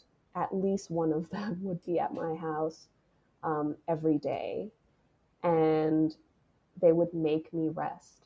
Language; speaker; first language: English; non-native, local second language; Cantonese